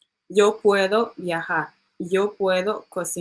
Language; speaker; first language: Spanish; non-native, learner; English